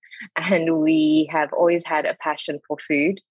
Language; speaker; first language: English; native; English